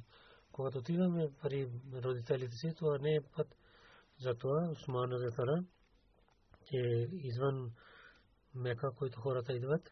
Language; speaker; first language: Bulgarian; non-native, learner; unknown